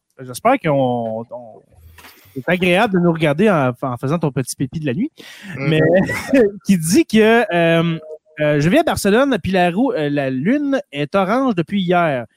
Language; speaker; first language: French; native; French